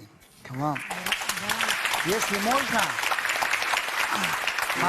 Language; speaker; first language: Russian; non-native, learner; Tajik